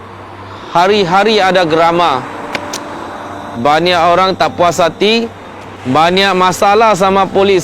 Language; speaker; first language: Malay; non-native, local second language; Chinese